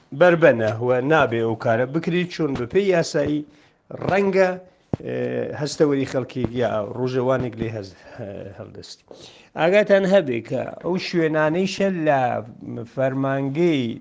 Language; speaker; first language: Central Kurdish; non-native, local second language; Southern Kurdish